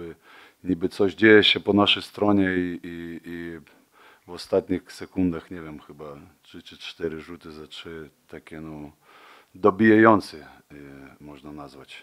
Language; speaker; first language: Polish; non-native, fluent; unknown